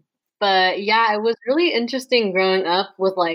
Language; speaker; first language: English; native; English